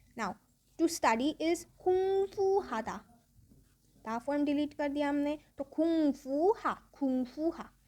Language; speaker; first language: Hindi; native; Hindi